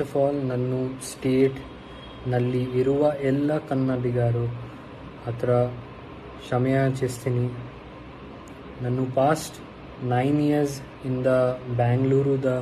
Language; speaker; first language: Kannada; non-native, learner; Hindi